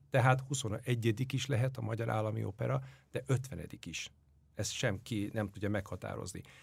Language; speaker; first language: Hungarian; non-native, fluent; Turkish